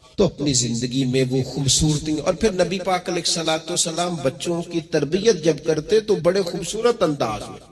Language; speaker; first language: Urdu; non-native, local second language; Punjabi